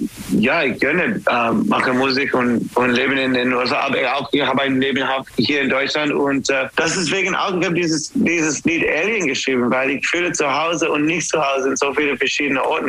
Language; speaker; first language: German; non-native, fluent; English